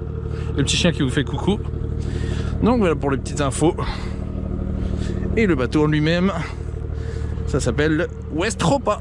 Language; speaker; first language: French; native; French